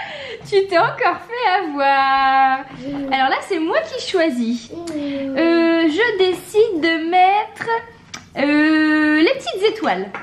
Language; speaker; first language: French; native; French